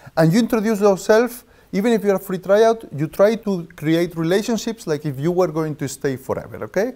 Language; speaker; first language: English; non-native, fluent; Spanish